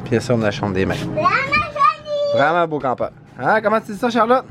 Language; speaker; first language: French; native; French